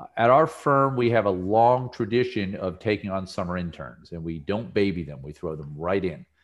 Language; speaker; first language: English; native; English